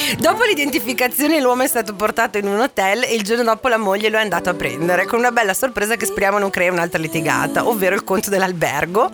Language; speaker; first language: Italian; native; Italian